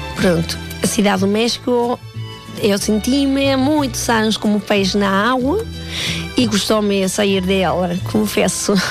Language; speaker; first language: Portuguese; non-native, fluent; Spanish